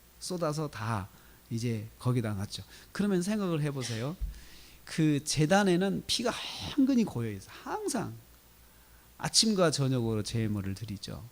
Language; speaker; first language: Korean; native; Korean